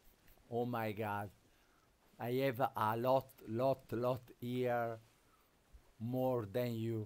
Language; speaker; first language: English; non-native, learner; Italian